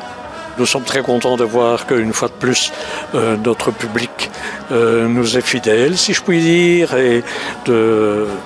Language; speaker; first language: French; native; French